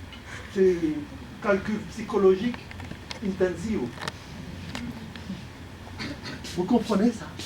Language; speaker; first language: French; early bilingual, other home language; Arabic